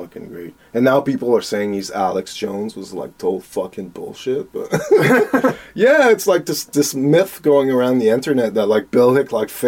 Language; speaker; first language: English; native; English